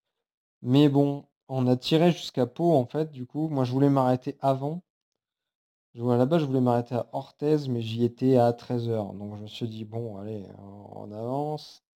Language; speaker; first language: French; native; French